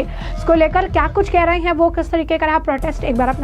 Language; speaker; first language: Hindi; native; Hindi